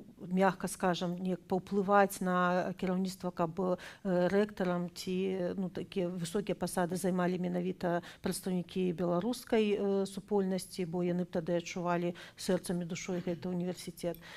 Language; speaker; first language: Belarusian; non-native, local second language; Russian